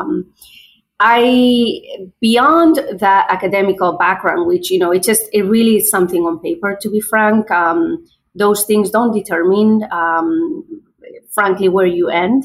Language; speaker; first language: English; non-native, fluent; Spanish